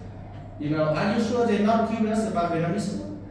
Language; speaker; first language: English; non-native, learner; Vietnamese